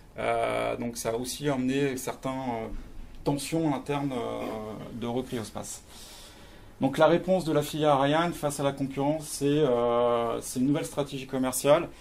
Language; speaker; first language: French; native; French